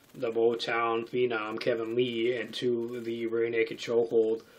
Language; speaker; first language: English; native; English